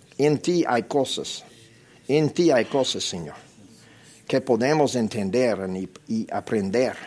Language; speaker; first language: Spanish; non-native, learner; English